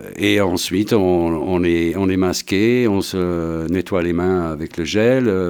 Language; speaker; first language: French; non-native, fluent; English